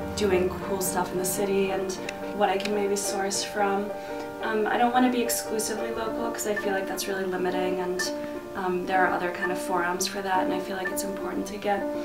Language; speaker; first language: English; native; English